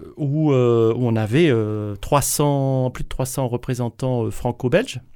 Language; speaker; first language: French; native; French